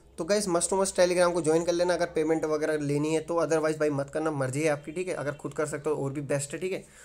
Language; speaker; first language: Hindi; native; Hindi